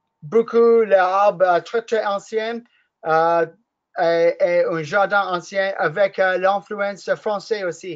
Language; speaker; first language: French; non-native, learner; English